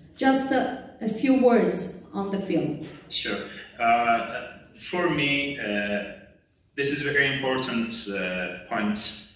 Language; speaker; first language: English; non-native, learner; Persian